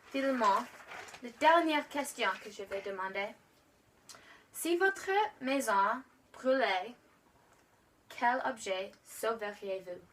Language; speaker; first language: French; non-native, learner; English